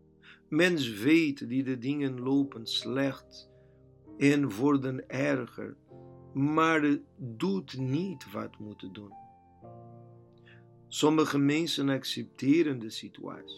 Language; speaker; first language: Dutch; non-native, learner; Portuguese